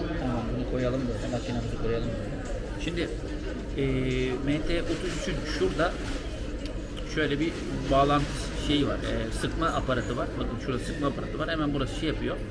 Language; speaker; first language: Turkish; native; Turkish